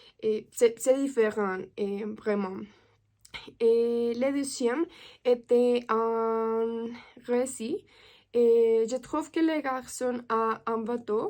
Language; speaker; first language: French; non-native, learner; Spanish